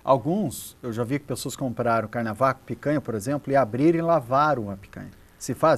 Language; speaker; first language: Portuguese; native; Portuguese